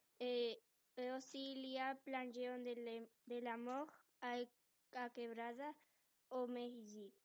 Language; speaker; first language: French; non-native, learner; Spanish